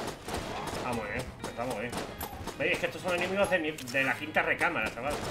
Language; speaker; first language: Spanish; native; Spanish